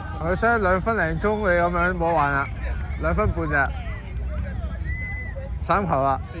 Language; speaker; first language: Chinese; native; Chinese